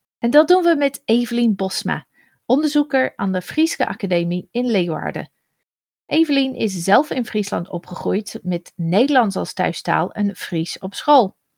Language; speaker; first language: Dutch; non-native, fluent; English